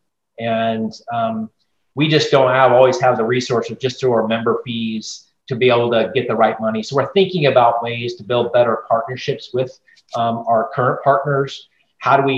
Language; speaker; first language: English; native; English